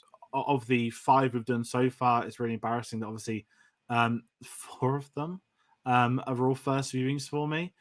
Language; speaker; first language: English; native; English